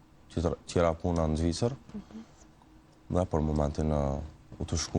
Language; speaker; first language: Albanian; early bilingual, heritage; Albanian